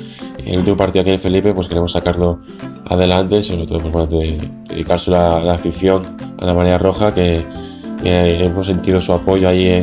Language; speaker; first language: Spanish; native; Spanish